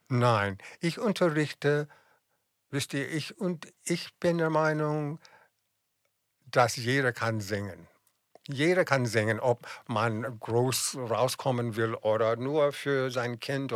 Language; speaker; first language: German; non-native, fluent; English